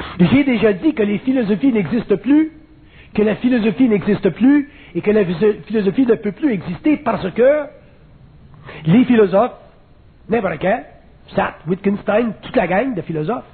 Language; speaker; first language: French; native; French